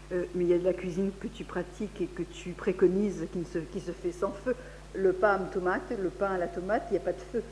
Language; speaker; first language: French; native; French